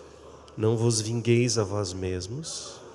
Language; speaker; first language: Portuguese; native; Portuguese